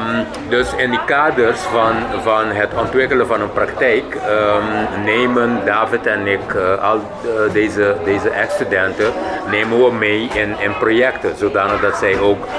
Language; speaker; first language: Dutch; non-native, local second language; Papiamento